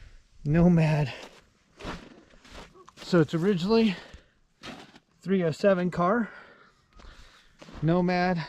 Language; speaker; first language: English; native; English